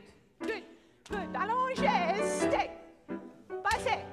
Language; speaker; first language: English; non-native, learner; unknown